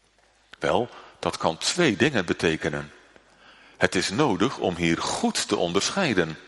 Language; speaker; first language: Dutch; native; Dutch